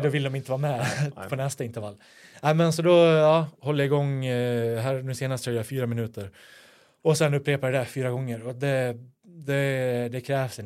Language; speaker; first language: Swedish; native; Swedish